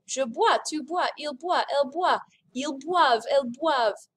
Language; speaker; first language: French; non-native, fluent; English